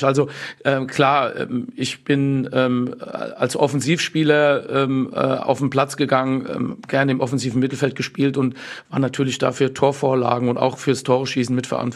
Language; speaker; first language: German; native; German